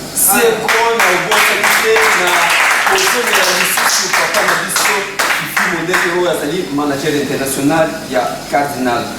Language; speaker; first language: Lingala; native; Lingala